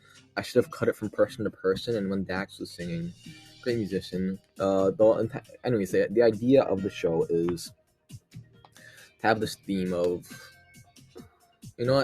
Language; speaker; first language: English; native; English